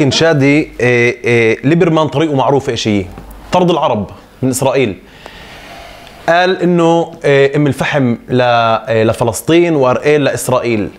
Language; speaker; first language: Arabic; native; Arabic